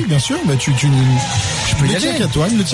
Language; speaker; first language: French; native; French